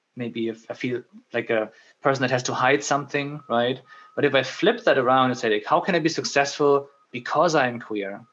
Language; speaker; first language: English; non-native, fluent; German